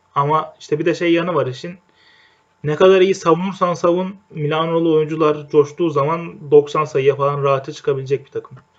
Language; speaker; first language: Turkish; native; Turkish